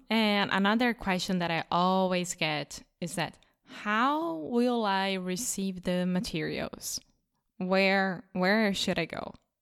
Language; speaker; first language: English; non-native, fluent; Portuguese